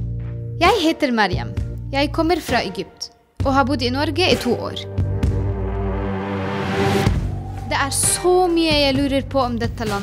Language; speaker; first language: Norwegian; non-native, fluent; Arabic